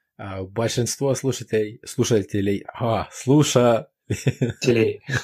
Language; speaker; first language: Russian; non-native, local second language; Ukrainian